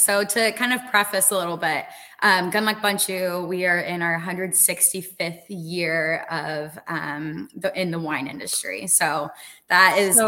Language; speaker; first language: English; native; English